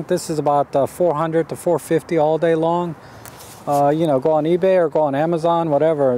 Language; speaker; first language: English; native; English